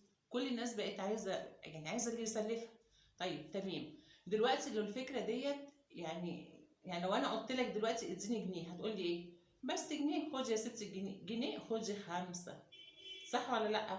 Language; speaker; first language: Arabic; native; Arabic